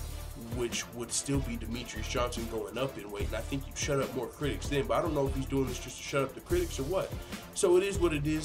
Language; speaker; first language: English; native; English